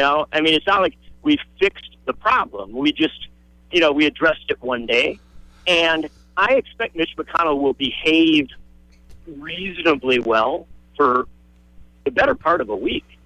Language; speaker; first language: English; native; English